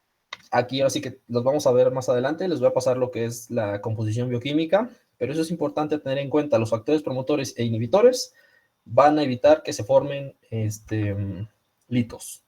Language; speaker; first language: Spanish; native; Spanish